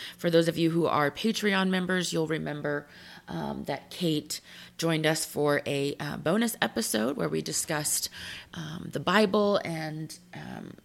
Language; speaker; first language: English; native; English